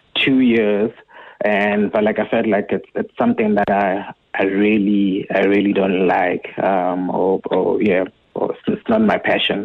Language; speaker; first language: English; non-native, local second language; Zulu